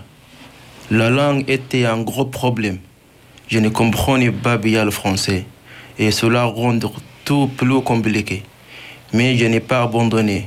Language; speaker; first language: French; non-native, learner; Arabic